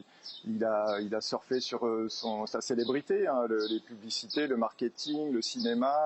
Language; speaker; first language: French; native; French